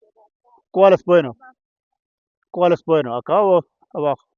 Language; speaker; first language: Spanish; non-native, learner; Hindi